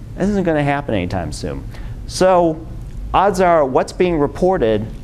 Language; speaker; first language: English; native; English